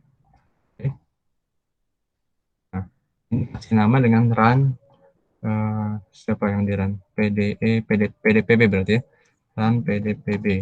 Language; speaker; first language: Indonesian; native; Indonesian